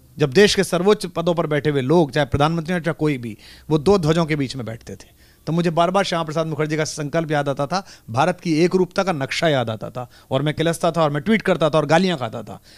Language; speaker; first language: Hindi; native; Hindi